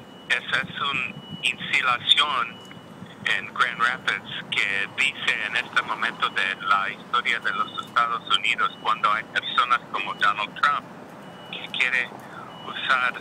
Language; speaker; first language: Spanish; non-native, learner; English